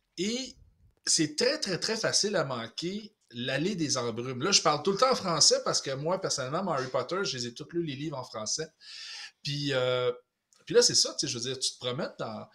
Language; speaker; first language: French; native; French